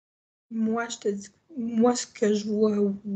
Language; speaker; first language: French; native; French